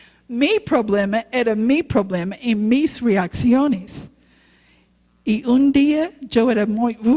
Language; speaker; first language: Spanish; non-native, learner; English